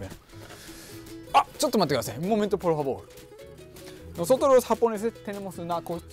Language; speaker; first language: Spanish; non-native, fluent; Japanese